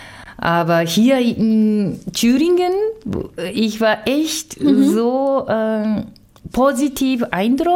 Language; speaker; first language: German; non-native, fluent; Japanese